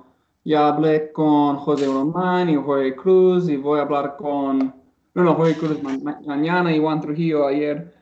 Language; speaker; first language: Spanish; non-native, learner; English